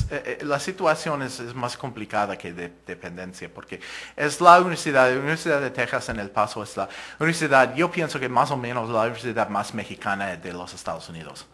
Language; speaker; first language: Spanish; non-native, fluent; English